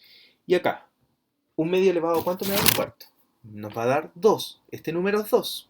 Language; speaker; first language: Spanish; native; Spanish